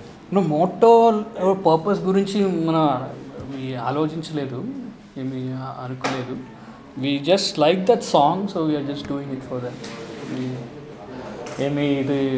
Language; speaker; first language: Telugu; non-native, learner; Malayalam